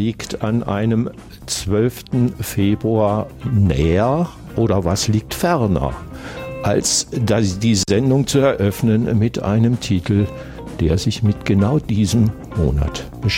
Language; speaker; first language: German; native; German